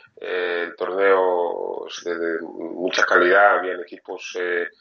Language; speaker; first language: Spanish; non-native, fluent; French